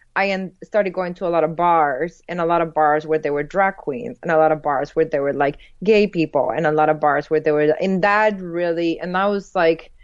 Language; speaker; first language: English; early bilingual, other home language; Spanish